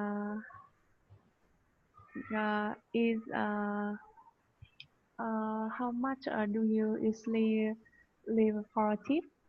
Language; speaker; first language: English; non-native, learner; Vietnamese